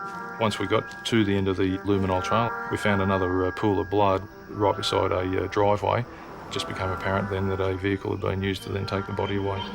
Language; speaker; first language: English; native; English